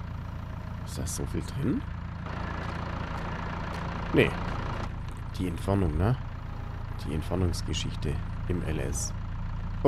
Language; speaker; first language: German; native; German